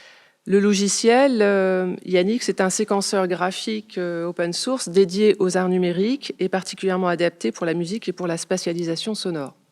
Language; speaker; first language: French; native; French